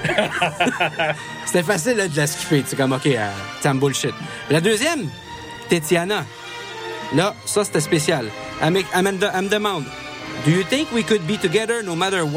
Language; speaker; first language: French; native; French